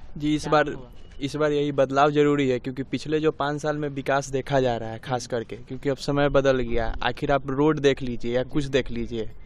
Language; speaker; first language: Hindi; native; Hindi